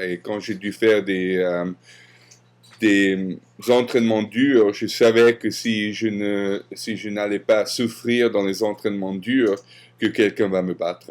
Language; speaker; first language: French; non-native, fluent; German